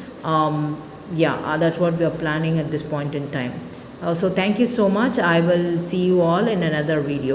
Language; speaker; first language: English; non-native, local second language; Tamil